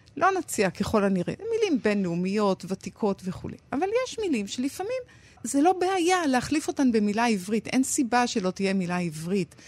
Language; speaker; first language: Hebrew; native; Hebrew